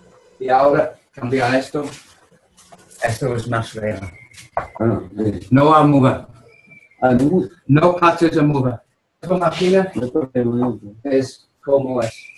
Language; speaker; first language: Spanish; non-native, learner; English